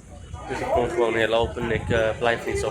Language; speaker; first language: Dutch; non-native, learner; English